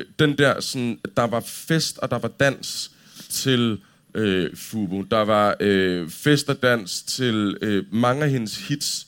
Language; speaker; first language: Danish; native; Danish